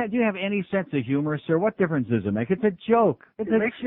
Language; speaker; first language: English; native; English